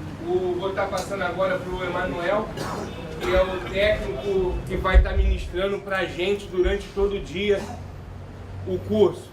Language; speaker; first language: Portuguese; native; Portuguese